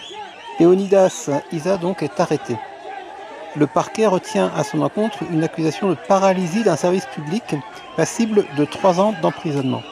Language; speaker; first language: French; native; French